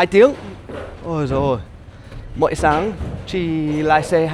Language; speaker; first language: Vietnamese; non-native, learner; English